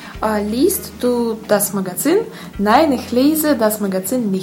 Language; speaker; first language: German; non-native, learner; Russian